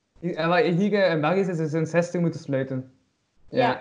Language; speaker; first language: Dutch; native; Dutch